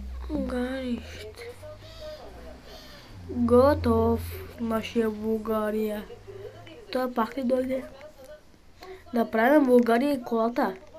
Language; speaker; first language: Bulgarian; early bilingual, heritage; Bulgarian